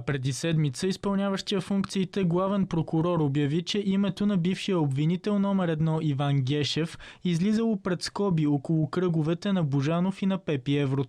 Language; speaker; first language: Bulgarian; native; Bulgarian